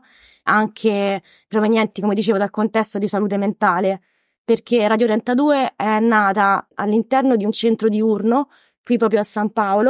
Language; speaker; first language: Italian; native; Italian